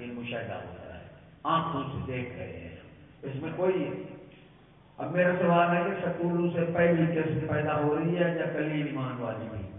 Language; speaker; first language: Urdu; non-native, local second language; Punjabi